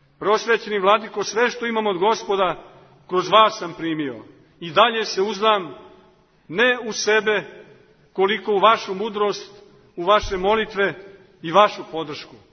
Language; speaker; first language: Serbian; native; Serbian